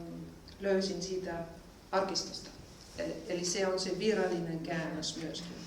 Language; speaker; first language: Finnish; non-native, fluent; German